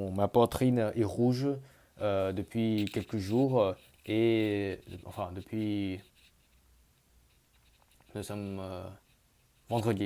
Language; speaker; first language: French; early bilingual, other home language; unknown